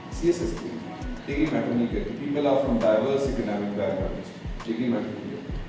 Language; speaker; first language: Urdu; non-native, local second language; Pahari-Potwari